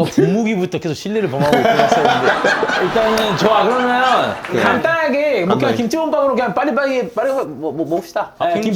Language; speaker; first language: Korean; early bilingual, other home language; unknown